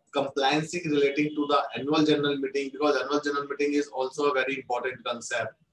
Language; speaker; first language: English; non-native, local second language; Hindi